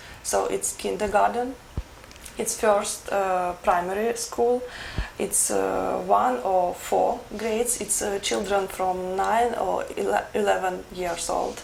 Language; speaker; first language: English; non-native, learner; Ukrainian